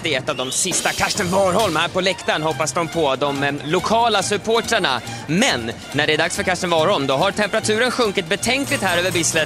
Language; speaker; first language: Swedish; native; Swedish